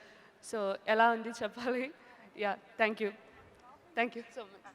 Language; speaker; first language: Telugu; non-native, learner; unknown